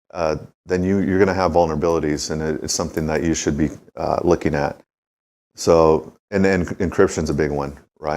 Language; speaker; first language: English; native; English